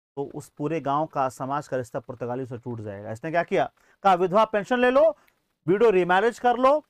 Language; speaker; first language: Hindi; native; Hindi